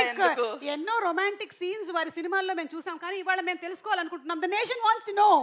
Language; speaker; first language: Telugu; native; Telugu